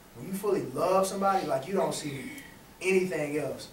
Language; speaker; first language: English; native; English